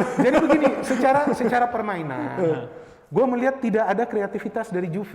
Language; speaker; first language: Indonesian; native; Indonesian